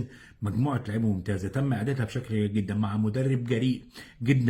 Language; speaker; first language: Arabic; native; Arabic